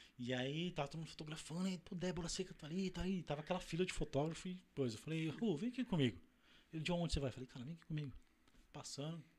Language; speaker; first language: Portuguese; native; Portuguese